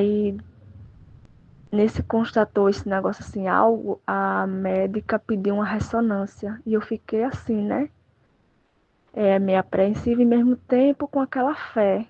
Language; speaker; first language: Portuguese; native; Portuguese